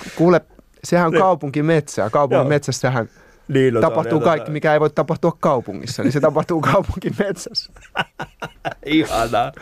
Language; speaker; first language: Finnish; native; Finnish